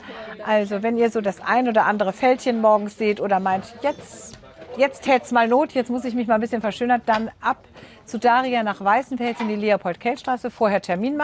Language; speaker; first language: German; native; German